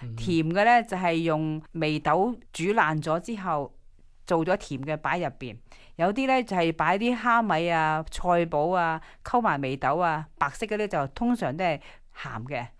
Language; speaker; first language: Cantonese; native; Cantonese